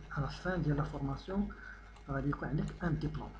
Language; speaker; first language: French; non-native, local second language; Arabic